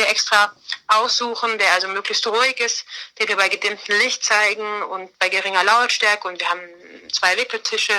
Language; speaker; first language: German; native; German